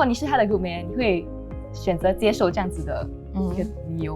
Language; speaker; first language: Chinese; native; Chinese